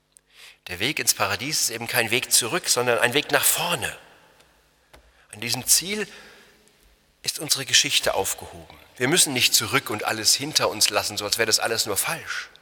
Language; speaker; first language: German; native; German